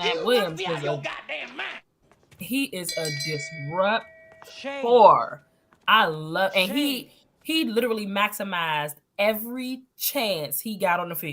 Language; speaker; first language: English; native; English